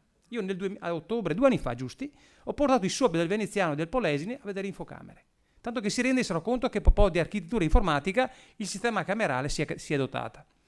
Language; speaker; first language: Italian; native; Italian